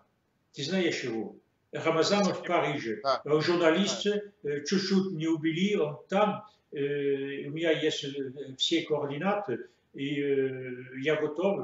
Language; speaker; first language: Russian; non-native, fluent; French